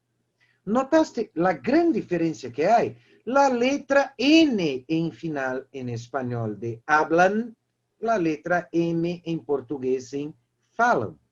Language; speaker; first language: Spanish; non-native, fluent; Portuguese